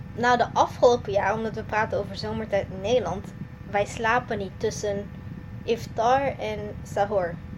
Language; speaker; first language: Dutch; non-native, fluent; Malay